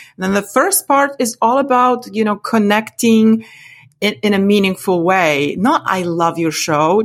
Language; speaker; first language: English; non-native, fluent; Polish